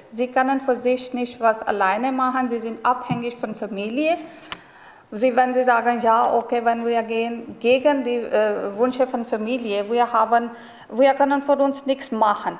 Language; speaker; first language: German; non-native, learner; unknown